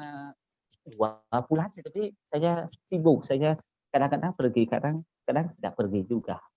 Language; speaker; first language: Indonesian; non-native, learner; Khmer